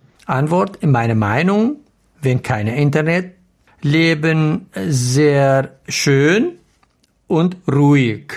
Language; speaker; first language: German; non-native, learner; Arabic